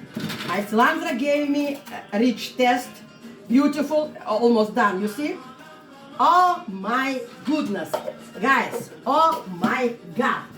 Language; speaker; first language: English; non-native, learner; Russian